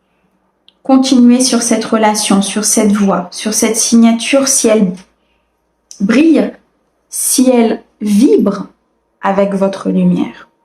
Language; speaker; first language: French; native; French